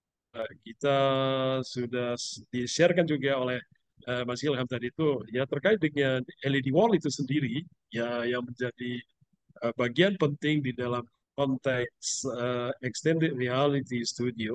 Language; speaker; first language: Indonesian; native; Indonesian